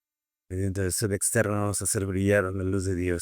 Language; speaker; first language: Spanish; native; Spanish